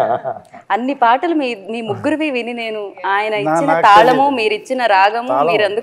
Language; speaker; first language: Telugu; native; Telugu